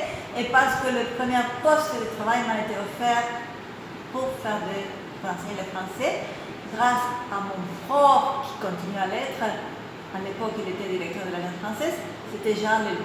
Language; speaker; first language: French; non-native, fluent; Spanish